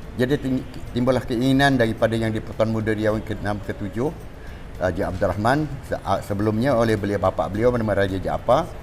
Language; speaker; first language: Malay; native; Malay